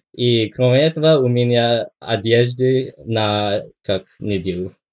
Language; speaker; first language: Russian; non-native, fluent; English